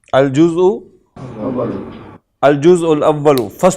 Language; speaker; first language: Arabic; non-native, fluent; Urdu